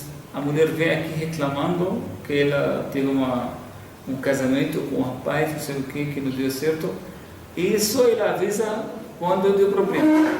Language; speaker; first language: Portuguese; non-native, fluent; Arabic